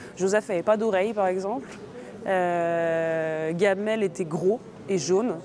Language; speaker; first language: French; native; French